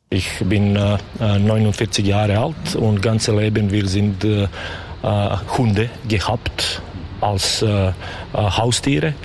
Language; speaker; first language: German; non-native, learner; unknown